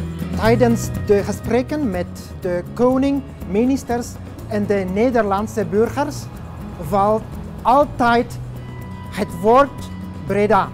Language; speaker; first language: Dutch; non-native, fluent; Polish